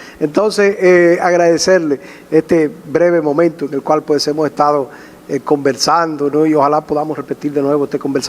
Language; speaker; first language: Spanish; native; Spanish